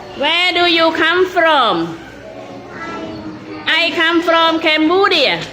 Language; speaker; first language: English; non-native, fluent; Thai